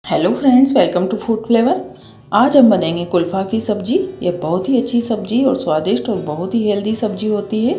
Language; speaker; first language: Hindi; native; Hindi